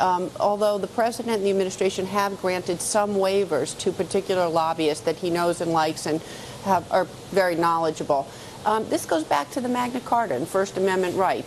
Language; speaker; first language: English; native; English